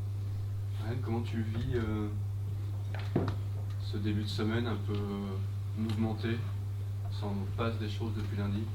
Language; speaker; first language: French; native; French